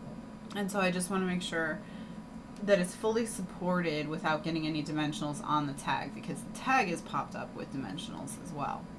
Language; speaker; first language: English; native; English